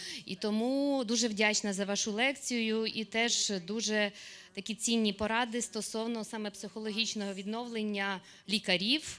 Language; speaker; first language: Ukrainian; native; Ukrainian